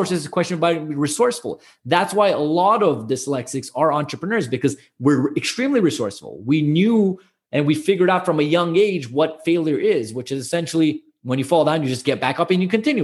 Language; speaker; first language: English; native; English